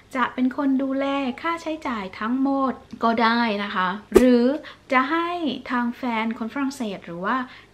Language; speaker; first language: Thai; native; Thai